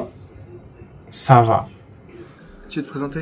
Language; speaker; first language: French; native; French